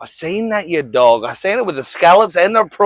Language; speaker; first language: English; native; English